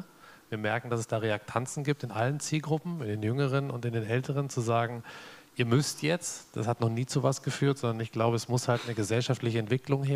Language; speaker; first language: German; native; German